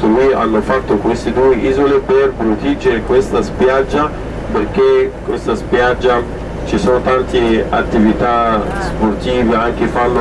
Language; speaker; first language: Italian; non-native, fluent; Arabic